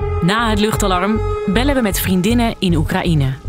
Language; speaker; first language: Dutch; native; Dutch